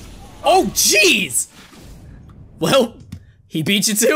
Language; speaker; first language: English; native; English